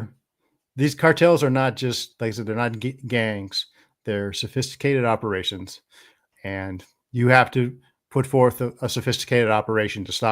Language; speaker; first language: English; native; English